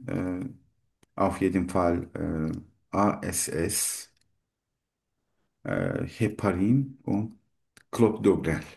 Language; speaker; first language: German; non-native, learner; Turkish